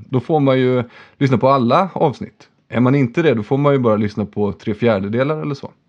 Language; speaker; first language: Swedish; native; Swedish